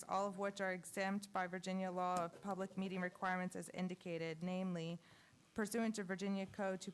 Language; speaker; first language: English; native; English